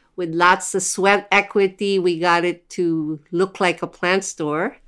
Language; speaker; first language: English; non-native, local second language; Filipino